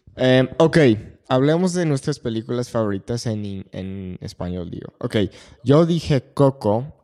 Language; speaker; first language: Spanish; non-native, fluent; English